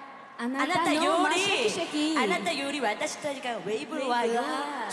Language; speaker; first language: Japanese; non-native, fluent; Korean